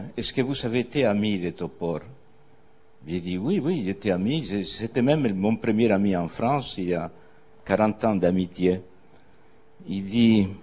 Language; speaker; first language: French; non-native, fluent; Spanish